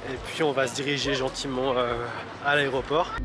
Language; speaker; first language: French; native; French